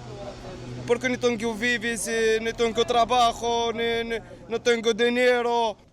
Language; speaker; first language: Spanish; non-native, learner; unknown